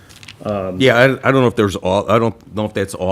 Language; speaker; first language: English; native; English